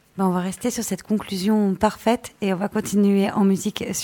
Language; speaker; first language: French; native; French